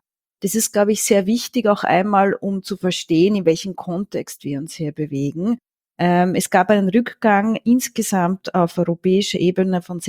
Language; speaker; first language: German; native; German